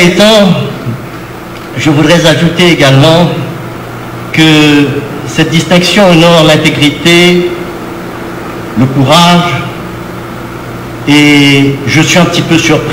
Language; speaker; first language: French; non-native, local second language; Haitian Creole